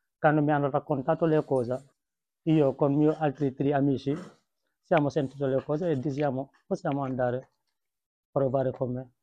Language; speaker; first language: Italian; non-native, learner; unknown